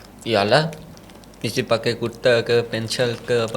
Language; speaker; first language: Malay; non-native, learner; Punjabi